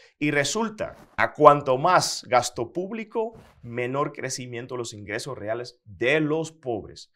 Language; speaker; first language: Spanish; non-native, fluent; Dutch